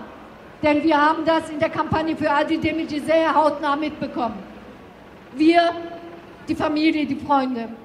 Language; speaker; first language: German; non-native, fluent; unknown